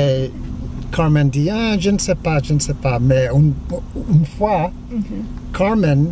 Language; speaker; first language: French; non-native, learner; English